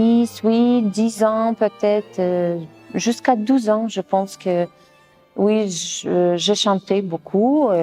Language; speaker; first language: French; non-native, fluent; Russian